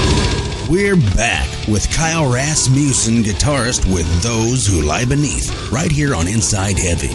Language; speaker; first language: English; native; English